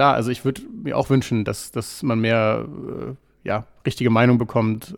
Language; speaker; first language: German; native; German